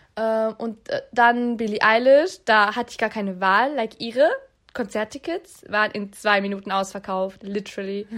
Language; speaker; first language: German; early bilingual, other home language; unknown